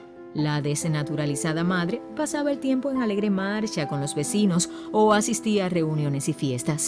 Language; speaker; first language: Spanish; native; Spanish